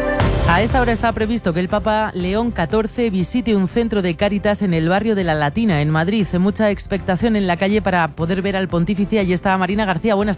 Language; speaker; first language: Spanish; native; Spanish